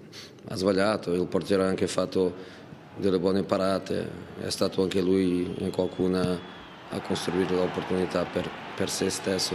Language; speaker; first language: Italian; non-native, fluent; Portuguese